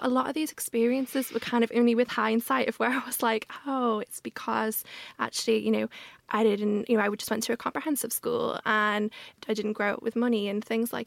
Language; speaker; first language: English; native; English